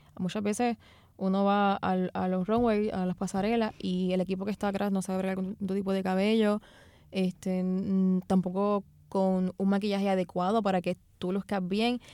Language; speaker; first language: Spanish; native; Spanish